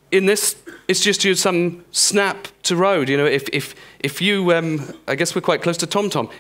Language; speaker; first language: English; native; English